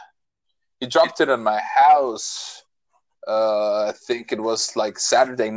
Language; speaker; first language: English; non-native, fluent; Spanish